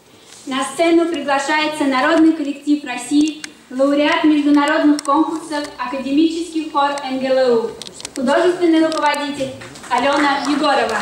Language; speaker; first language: Russian; native; Russian